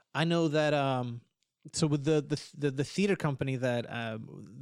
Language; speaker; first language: English; early bilingual, other home language; Ukrainian